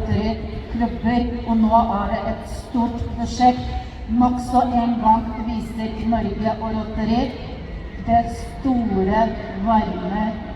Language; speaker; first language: Norwegian; non-native, fluent; Ukrainian